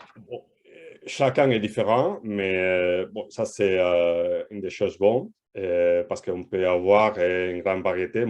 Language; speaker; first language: French; non-native, fluent; Spanish